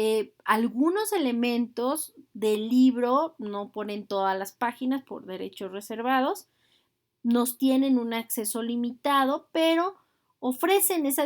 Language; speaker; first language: Spanish; native; Spanish